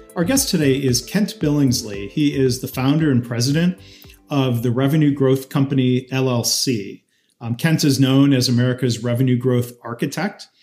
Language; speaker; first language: English; native; English